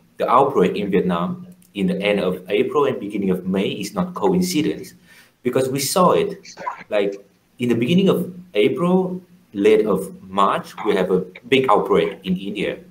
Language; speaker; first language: English; non-native, fluent; Vietnamese